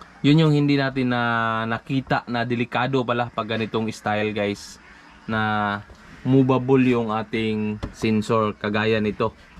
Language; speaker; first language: Filipino; non-native, local second language; Cebuano